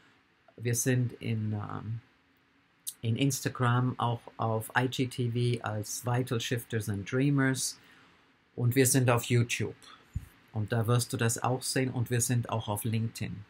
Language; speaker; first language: German; non-native, fluent; English